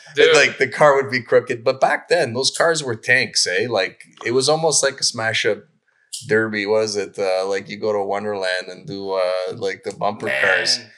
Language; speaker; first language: English; native; English